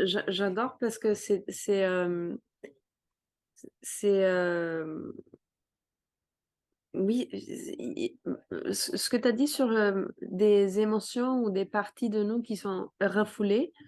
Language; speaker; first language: French; non-native, fluent; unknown